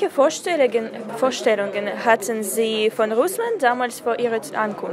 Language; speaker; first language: German; non-native, learner; Russian